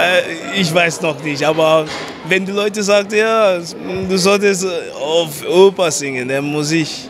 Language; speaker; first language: German; non-native, fluent; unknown